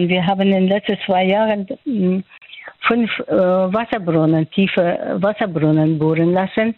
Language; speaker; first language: German; non-native, fluent; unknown